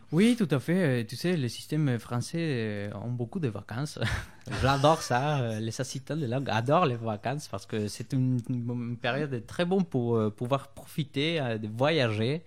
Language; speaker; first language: French; non-native, fluent; Spanish